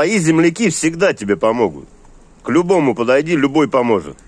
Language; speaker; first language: Russian; native; Russian